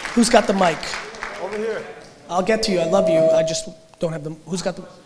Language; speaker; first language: English; early bilingual, other home language; Russian